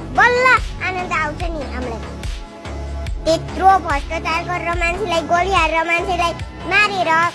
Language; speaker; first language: Nepali; native; Nepali